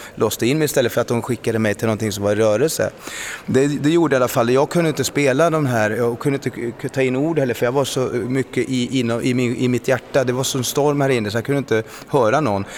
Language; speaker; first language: Swedish; early bilingual, other home language; Spanish